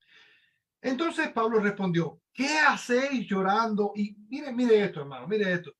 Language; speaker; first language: Spanish; native; Spanish